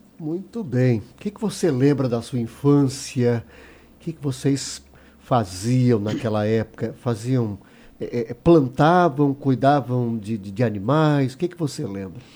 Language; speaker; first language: Portuguese; native; Portuguese